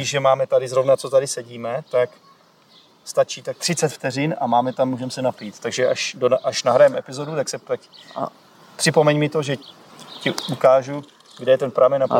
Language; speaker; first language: Czech; native; Czech